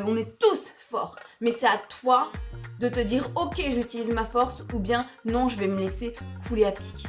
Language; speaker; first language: French; native; French